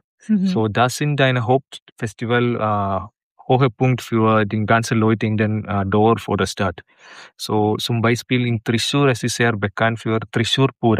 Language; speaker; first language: German; non-native, learner; Malayalam